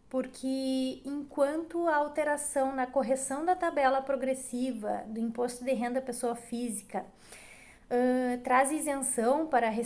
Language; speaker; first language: Portuguese; native; Portuguese